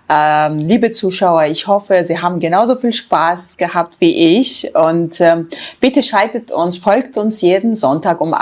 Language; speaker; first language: German; non-native, fluent; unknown